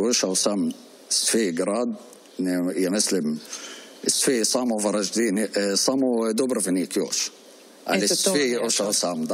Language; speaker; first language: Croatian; non-native, learner; Arabic